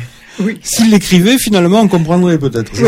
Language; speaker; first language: French; native; French